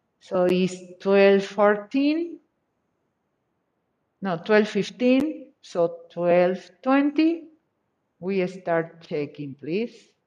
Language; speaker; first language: English; non-native, fluent; Spanish